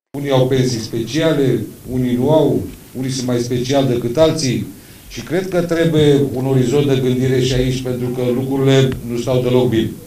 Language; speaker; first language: Romanian; native; Romanian